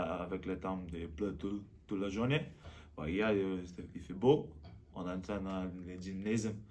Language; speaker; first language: French; non-native, learner; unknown